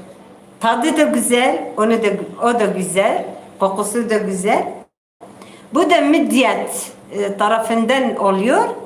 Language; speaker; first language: Turkish; non-native, local second language; Kurdish